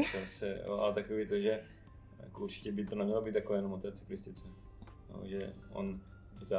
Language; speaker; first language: Czech; native; Czech